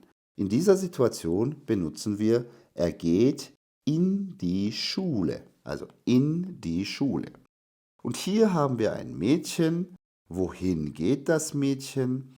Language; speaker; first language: German; non-native, fluent; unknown